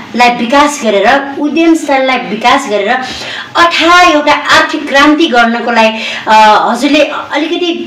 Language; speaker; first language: Nepali; non-native, local second language; Newari